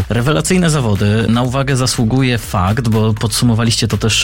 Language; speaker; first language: Polish; native; Polish